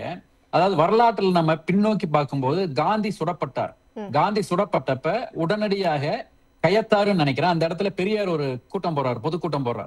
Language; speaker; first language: Tamil; native; Tamil